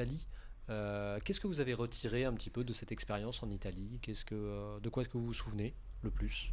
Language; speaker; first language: French; native; French